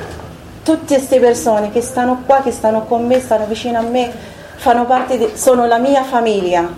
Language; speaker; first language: Italian; non-native, fluent; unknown